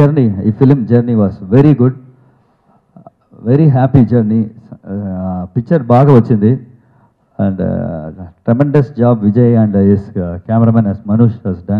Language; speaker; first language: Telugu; non-native, learner; Tamil